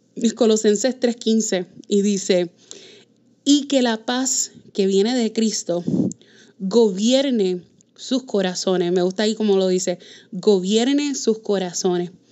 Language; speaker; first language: Spanish; early bilingual, heritage; Spanish